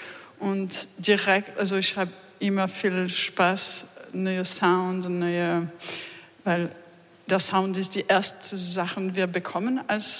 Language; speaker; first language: German; non-native, learner; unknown